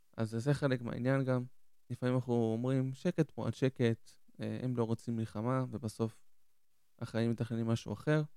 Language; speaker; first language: Hebrew; early bilingual, other home language; Spanish